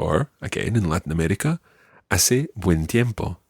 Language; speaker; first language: Spanish; non-native, fluent; English